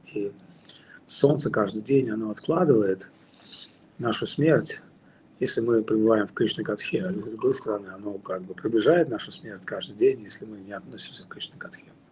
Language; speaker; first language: Russian; native; Russian